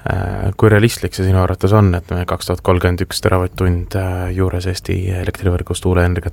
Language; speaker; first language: Estonian; native; Estonian